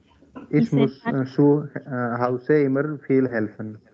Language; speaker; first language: German; non-native, learner; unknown